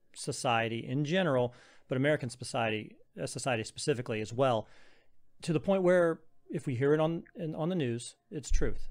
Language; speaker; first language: English; native; English